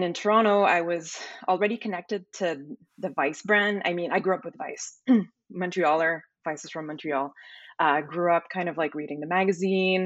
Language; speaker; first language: English; native; English